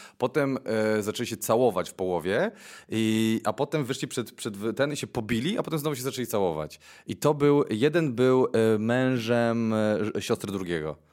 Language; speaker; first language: Polish; native; Polish